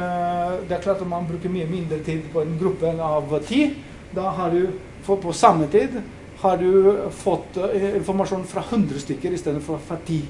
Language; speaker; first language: Norwegian; non-native, fluent; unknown